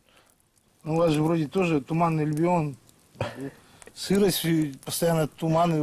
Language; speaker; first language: Russian; native; Russian